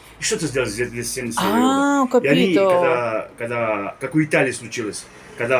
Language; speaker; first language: Russian; non-native, learner; Romanian